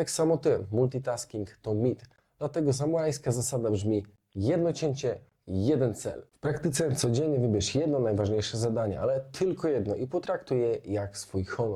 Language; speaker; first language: Polish; native; Polish